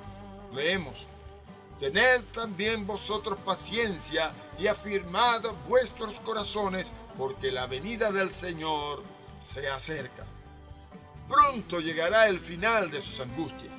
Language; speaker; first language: Spanish; native; Spanish